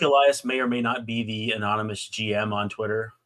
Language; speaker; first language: English; native; English